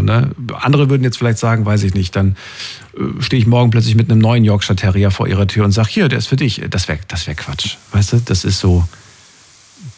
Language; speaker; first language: German; native; German